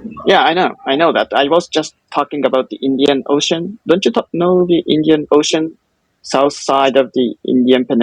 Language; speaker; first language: English; non-native, fluent; Japanese